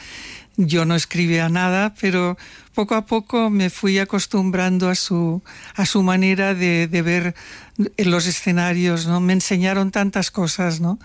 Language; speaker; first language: Spanish; non-native, local second language; Catalan